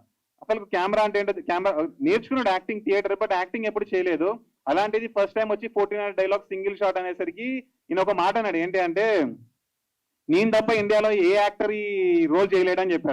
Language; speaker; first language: Telugu; native; Telugu